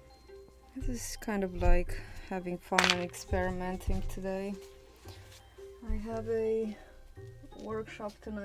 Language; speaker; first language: English; non-native, fluent; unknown